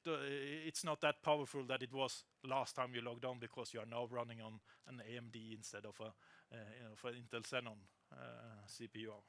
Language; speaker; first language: English; non-native, fluent; Norwegian